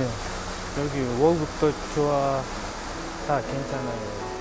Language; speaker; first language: Korean; non-native, learner; Kyrgyz